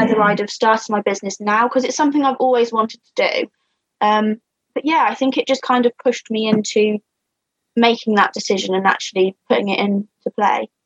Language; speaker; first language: English; native; English